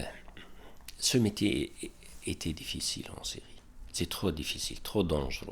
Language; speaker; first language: French; non-native, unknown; Arabic